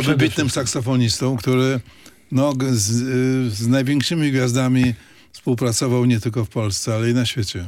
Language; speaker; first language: Polish; native; Polish